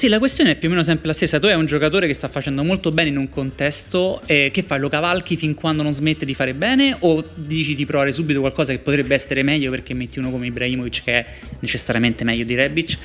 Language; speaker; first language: Italian; native; Italian